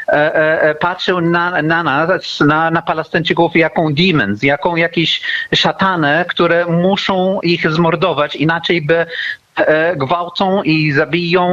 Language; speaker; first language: Polish; non-native, fluent; Arabic